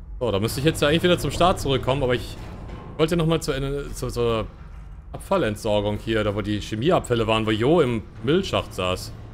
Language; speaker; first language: German; non-native, fluent; English